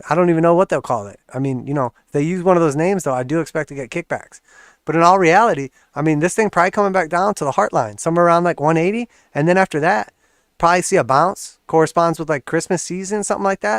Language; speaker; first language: English; native; English